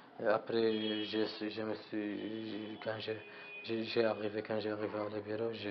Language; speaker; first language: French; non-native, learner; Arabic